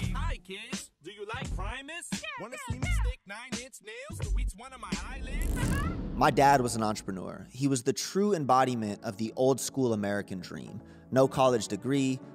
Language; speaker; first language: English; native; English